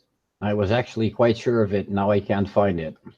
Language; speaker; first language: English; native; English